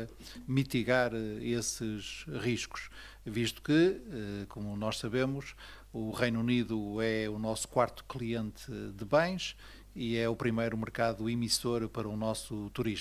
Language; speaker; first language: Portuguese; native; Portuguese